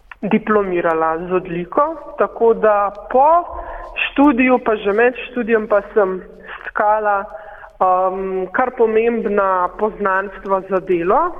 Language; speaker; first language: Slovenian; native; Slovenian